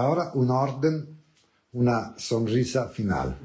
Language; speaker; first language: Spanish; non-native, learner; Italian